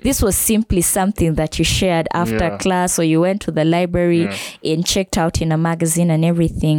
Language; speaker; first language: English; non-native, local second language; Ganda